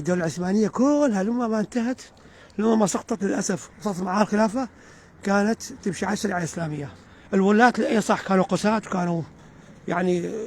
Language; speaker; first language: Arabic; native; Arabic